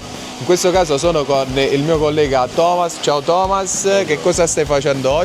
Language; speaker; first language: Italian; native; Italian